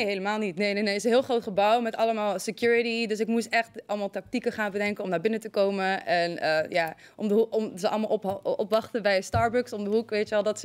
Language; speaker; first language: Dutch; native; Dutch